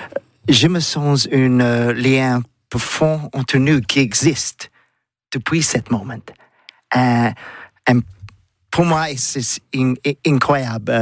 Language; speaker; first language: French; non-native, learner; English